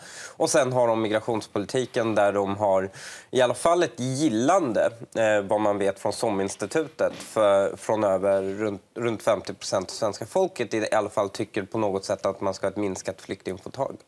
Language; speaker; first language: Swedish; early bilingual, other home language; Persian